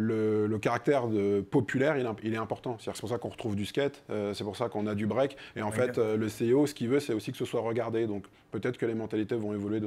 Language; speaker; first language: French; native; French